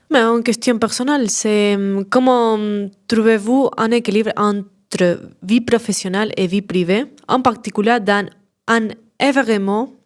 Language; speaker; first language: French; non-native, learner; Spanish